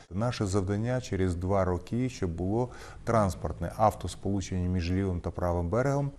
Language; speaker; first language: Ukrainian; non-native, local second language; Russian